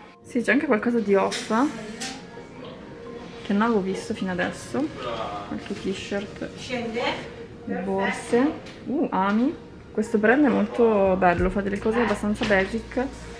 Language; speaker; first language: Italian; native; Italian